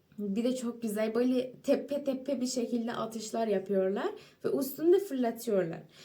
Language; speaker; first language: Turkish; non-native, fluent; Persian